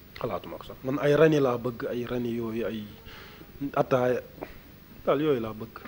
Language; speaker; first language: Wolof; non-native, local second language; Fula